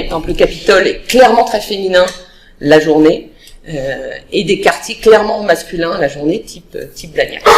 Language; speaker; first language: French; native; French